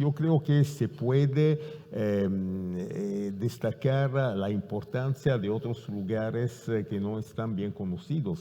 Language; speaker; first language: Spanish; non-native, fluent; Italian